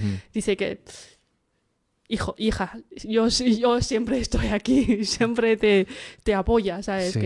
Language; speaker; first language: Spanish; non-native, fluent; Chinese